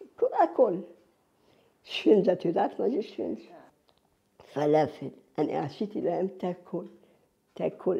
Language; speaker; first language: Hebrew; non-native, fluent; Arabic